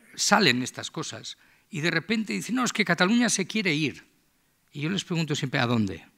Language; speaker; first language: Spanish; native; Spanish